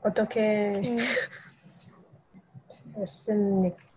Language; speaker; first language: Korean; non-native, learner; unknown